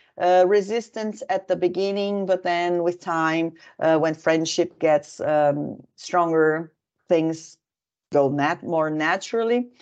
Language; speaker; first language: English; non-native, fluent; Portuguese